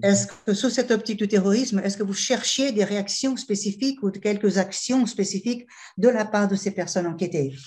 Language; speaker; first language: French; non-native, fluent; Portuguese